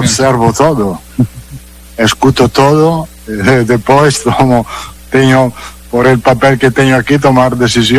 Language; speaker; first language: Portuguese; non-native, learner; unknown